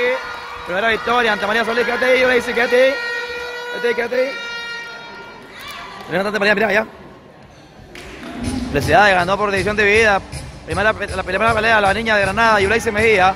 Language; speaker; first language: Spanish; native; Spanish